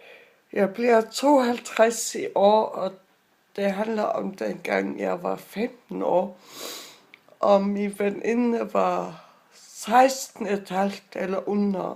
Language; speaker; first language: Danish; non-native, local second language; Faroese